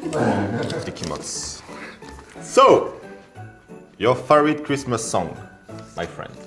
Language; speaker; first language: English; non-native, fluent; French